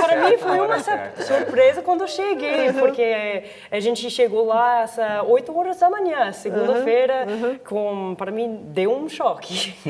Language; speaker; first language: Portuguese; non-native, fluent; English